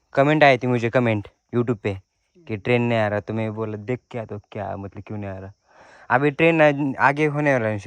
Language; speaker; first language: Hindi; non-native, local second language; Marathi